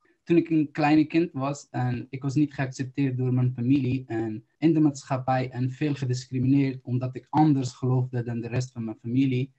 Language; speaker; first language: Dutch; non-native, learner; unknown